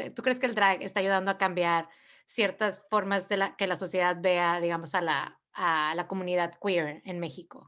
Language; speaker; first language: Spanish; early bilingual, other home language; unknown